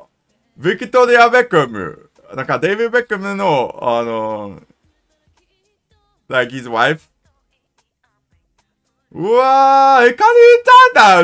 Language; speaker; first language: Japanese; non-native, learner; English